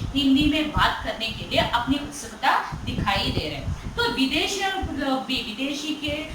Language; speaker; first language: Hindi; non-native, local second language; Telugu